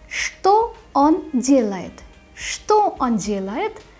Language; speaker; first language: Russian; non-native, fluent; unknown